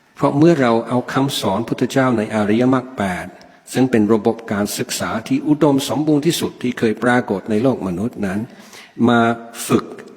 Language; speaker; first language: Thai; non-native, fluent; English